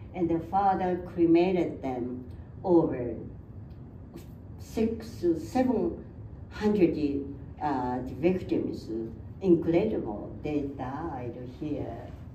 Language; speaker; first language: English; non-native, fluent; Japanese